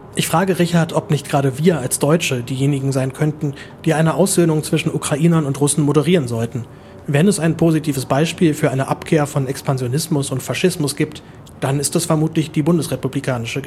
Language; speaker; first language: German; native; German